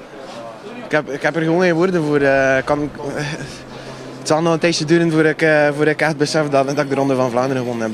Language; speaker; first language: Dutch; native; Dutch